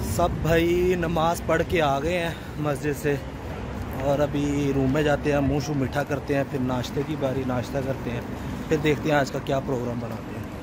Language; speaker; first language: Urdu; non-native, local second language; Punjabi